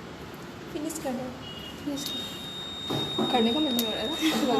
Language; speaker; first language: Hindi; non-native, local second language; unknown